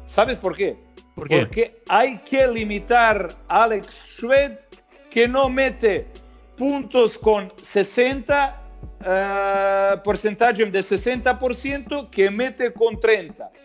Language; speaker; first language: Spanish; non-native, fluent; Croatian